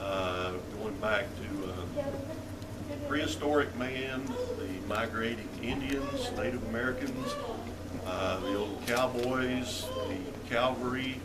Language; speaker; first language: English; native; English